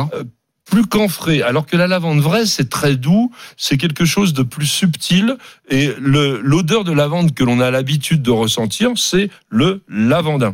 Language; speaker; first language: French; native; French